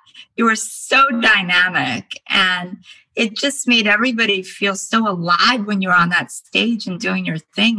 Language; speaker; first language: English; early bilingual, other home language; Korean